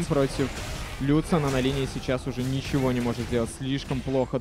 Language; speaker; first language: Russian; native; Russian